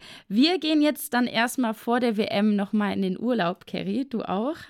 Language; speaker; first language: German; native; German